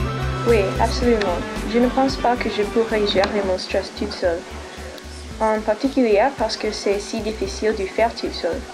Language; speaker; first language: French; non-native, fluent; English